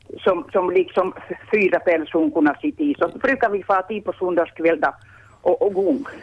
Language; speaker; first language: Swedish; native; Swedish